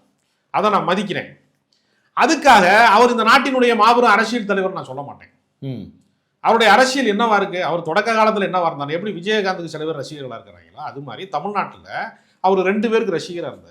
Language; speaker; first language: Tamil; native; Tamil